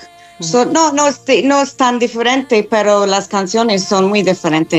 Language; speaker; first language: Spanish; non-native, fluent; English